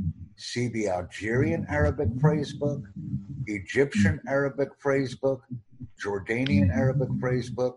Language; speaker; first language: English; non-native, fluent; Romanian